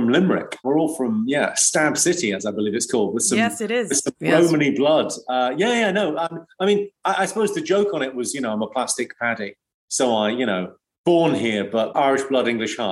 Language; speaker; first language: English; native; English